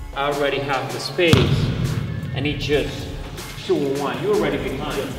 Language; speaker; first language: English; non-native, fluent; Catalan